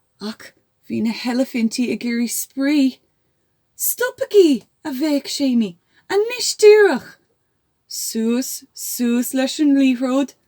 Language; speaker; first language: Irish; native; Irish